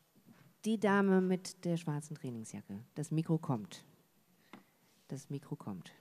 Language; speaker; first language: German; native; German